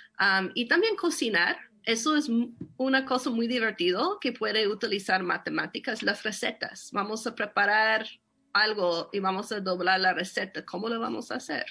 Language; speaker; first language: Spanish; non-native, fluent; English